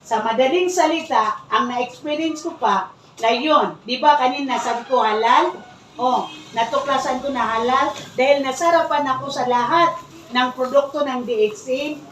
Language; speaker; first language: Filipino; non-native, local second language; Maranao